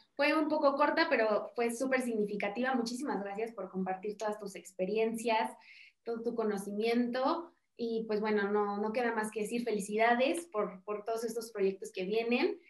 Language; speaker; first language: Spanish; native; Spanish